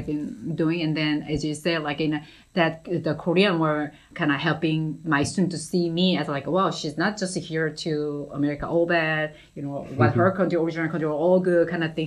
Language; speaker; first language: English; non-native, fluent; Korean